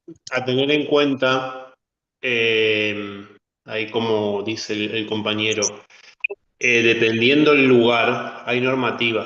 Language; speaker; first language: Spanish; native; Spanish